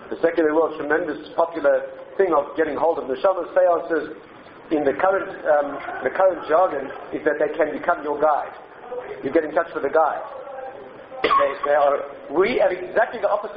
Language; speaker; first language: English; native; English